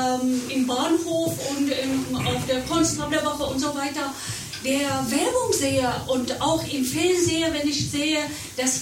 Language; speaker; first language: German; non-native, learner; Persian